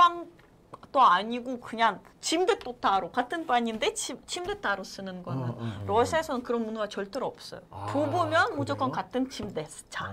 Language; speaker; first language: Korean; non-native, fluent; Russian